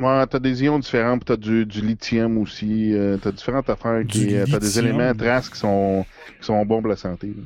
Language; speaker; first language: French; native; French